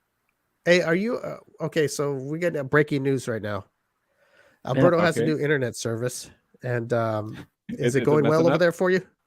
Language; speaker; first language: English; native; English